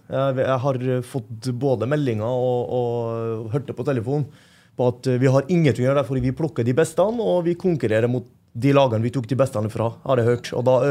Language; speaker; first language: Norwegian; non-native, fluent; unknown